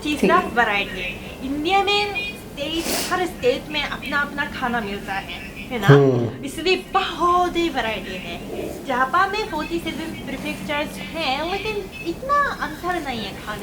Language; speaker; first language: Hindi; non-native, fluent; Japanese